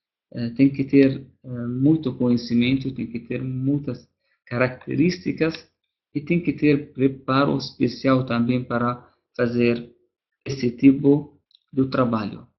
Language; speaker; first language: Portuguese; non-native, fluent; Arabic